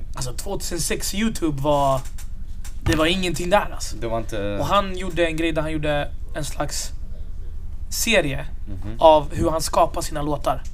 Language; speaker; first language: Swedish; early bilingual, other home language; Arabic